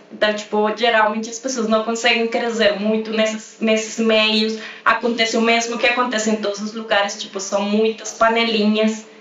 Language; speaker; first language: Portuguese; non-native, fluent; Spanish